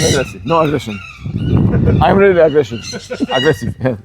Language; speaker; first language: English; non-native, learner; Polish